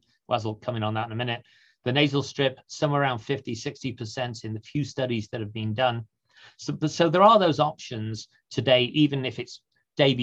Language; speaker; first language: English; native; English